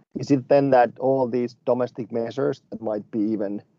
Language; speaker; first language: English; non-native, fluent; Finnish